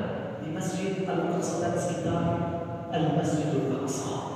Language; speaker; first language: Indonesian; non-native, learner; Arabic